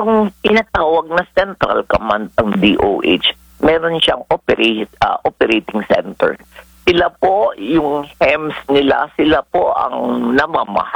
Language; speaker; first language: Filipino; non-native, local second language; Hiligaynon